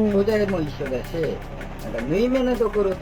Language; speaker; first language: Japanese; non-native, learner; Korean